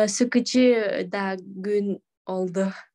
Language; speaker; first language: Turkish; non-native, learner; Kyrgyz